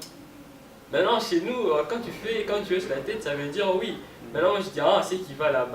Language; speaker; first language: French; non-native, local second language; Lingala